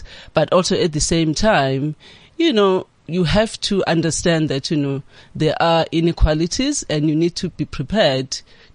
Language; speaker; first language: English; non-native, local second language; Zulu